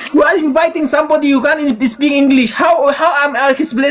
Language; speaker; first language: English; non-native, learner; Amharic